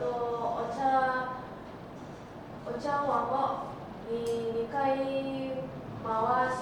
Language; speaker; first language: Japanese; non-native, learner; Indonesian